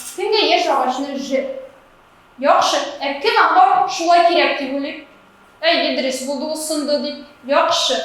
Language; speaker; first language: Tatar; native; Tatar